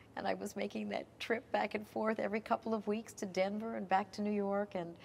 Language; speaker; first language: English; native; English